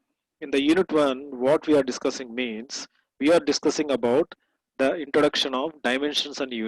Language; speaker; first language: English; non-native, local second language; Telugu